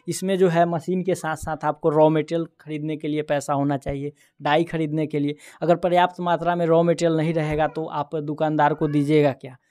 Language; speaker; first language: Hindi; native; Hindi